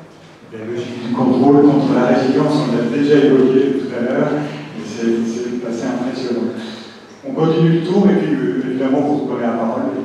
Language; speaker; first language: French; native; French